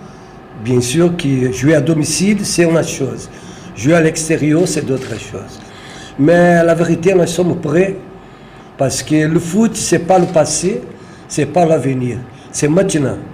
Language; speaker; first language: French; non-native, fluent; Portuguese